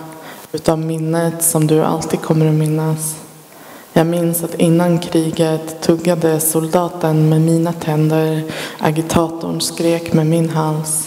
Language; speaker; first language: Swedish; early bilingual, other home language; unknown